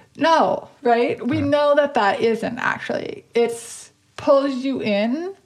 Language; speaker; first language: English; native; English